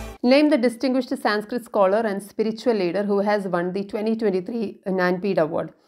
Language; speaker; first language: English; non-native, local second language; Malayalam